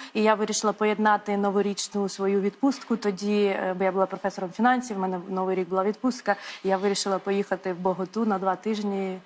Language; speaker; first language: Ukrainian; native; Ukrainian